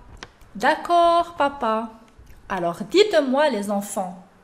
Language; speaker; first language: French; non-native, local second language; Arabic